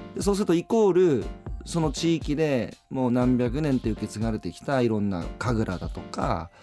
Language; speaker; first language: Japanese; native; Japanese